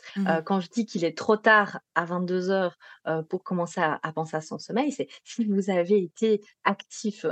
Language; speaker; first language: French; native; French